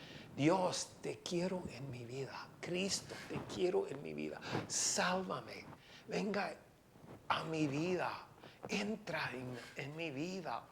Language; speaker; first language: Spanish; non-native, fluent; English